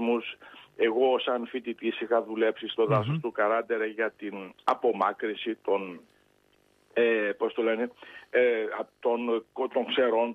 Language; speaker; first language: Greek; native; Greek